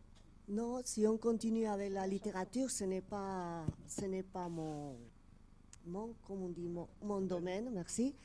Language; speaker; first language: French; non-native, fluent; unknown